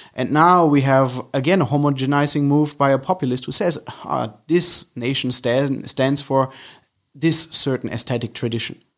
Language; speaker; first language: English; non-native, fluent; German